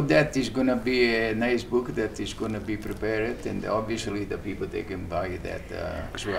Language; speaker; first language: English; early bilingual, other home language; Italian